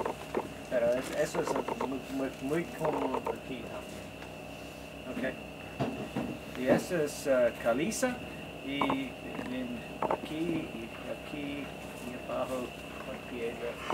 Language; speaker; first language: Spanish; non-native, learner; English